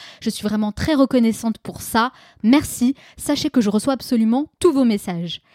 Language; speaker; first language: French; native; French